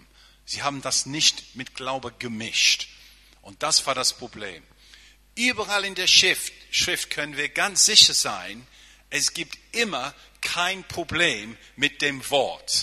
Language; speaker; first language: German; non-native, fluent; English